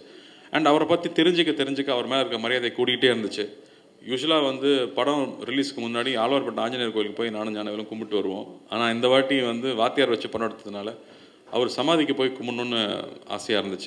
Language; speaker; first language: Tamil; native; Tamil